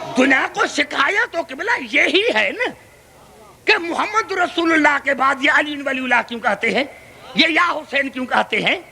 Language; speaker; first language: Urdu; non-native, local second language; Sindhi